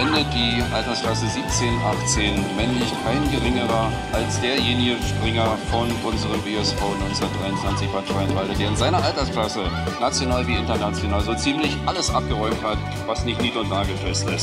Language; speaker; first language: German; native; German